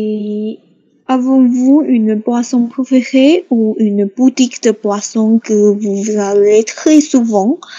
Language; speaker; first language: French; non-native, learner; Chinese